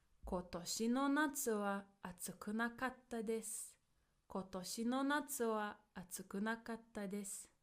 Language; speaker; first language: Japanese; non-native, fluent; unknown